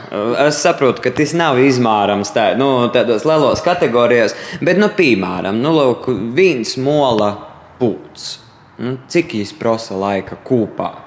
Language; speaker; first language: Latvian; native; Latvian